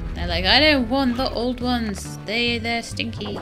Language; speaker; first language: English; native; English